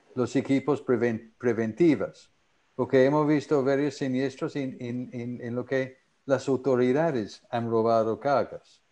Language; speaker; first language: Spanish; non-native, fluent; English